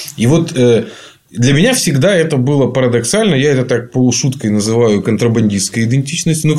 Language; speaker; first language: Russian; native; Russian